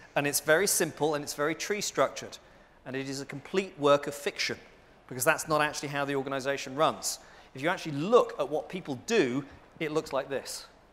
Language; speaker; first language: English; early bilingual, other home language; Portuguese